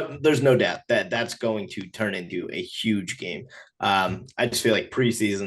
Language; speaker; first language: English; native; English